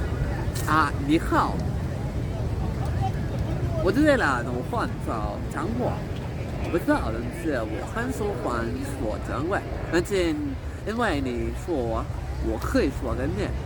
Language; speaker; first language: Chinese; non-native, learner; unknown